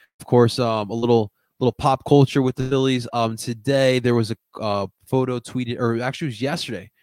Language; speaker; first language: English; early bilingual, other home language; Spanish